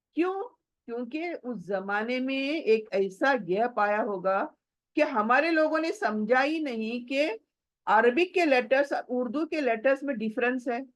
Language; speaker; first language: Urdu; native; Urdu